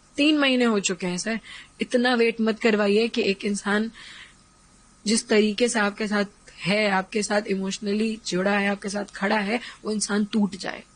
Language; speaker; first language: Hindi; native; Hindi